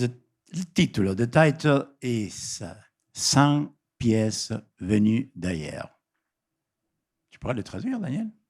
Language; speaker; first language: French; non-native, fluent; Spanish